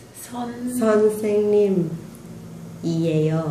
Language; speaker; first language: Korean; non-native, learner; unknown